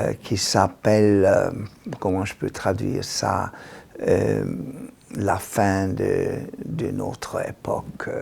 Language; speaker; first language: French; non-native, learner; Hungarian